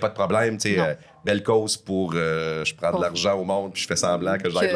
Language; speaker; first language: French; native; French